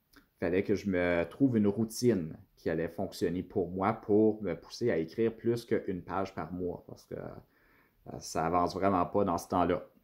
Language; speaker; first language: French; native; French